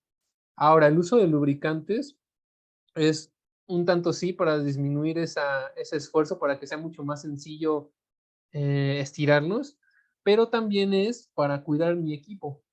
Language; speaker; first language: Spanish; native; Spanish